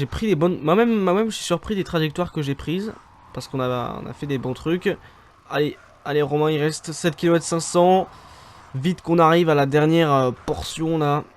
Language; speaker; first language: French; native; French